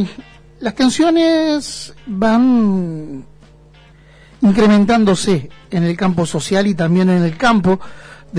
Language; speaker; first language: Spanish; native; Spanish